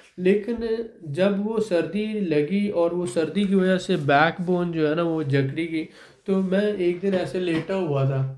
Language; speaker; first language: Urdu; non-native, local second language; Punjabi